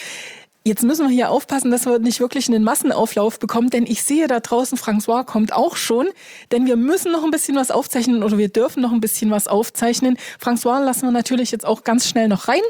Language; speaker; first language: German; native; German